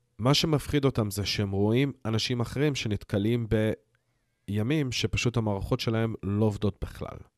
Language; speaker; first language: Hebrew; native; Hebrew